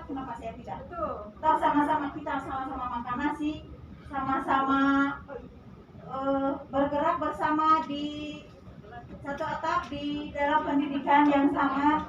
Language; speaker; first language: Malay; non-native, local second language; Sundanese